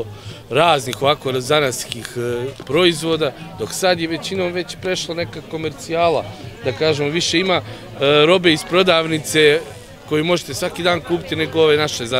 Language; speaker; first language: Serbian; native; Serbian